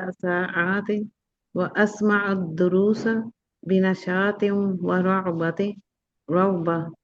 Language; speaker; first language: Arabic; non-native, learner; Urdu